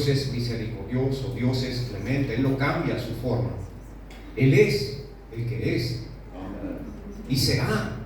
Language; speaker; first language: Spanish; native; Spanish